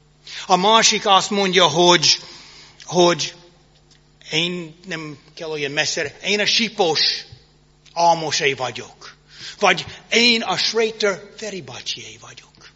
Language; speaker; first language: Hungarian; non-native, fluent; English